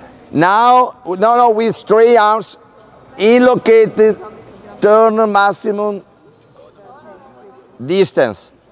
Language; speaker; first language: English; non-native, learner; Italian